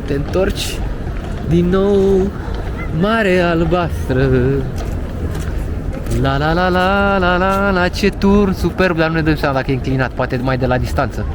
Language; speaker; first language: Romanian; native; Romanian